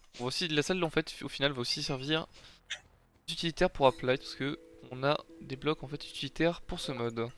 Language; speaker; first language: French; native; French